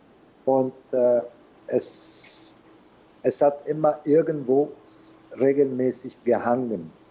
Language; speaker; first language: German; non-native, fluent; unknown